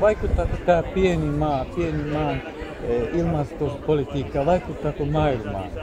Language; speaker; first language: Finnish; non-native, learner; Kurdish